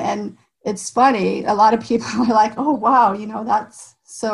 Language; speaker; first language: English; native; English